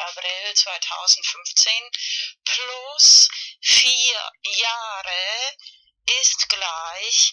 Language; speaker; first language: German; non-native, fluent; Spanish